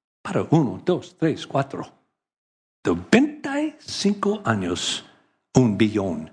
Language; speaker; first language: Spanish; non-native, learner; English